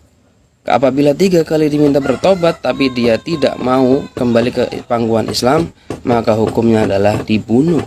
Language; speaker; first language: Indonesian; native; Indonesian